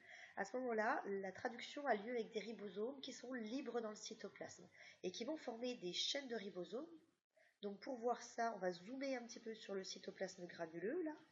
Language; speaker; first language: French; native; French